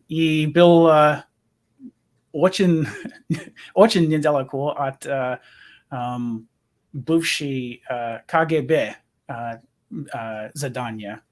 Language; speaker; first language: Russian; non-native, learner; English